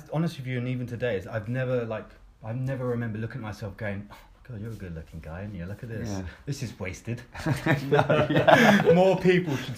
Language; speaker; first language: English; native; English